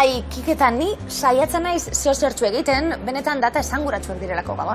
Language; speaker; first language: Basque; native; Basque